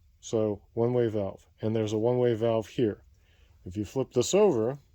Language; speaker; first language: English; native; English